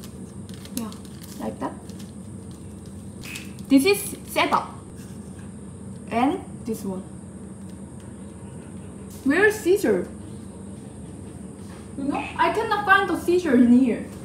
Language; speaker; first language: English; non-native, learner; Korean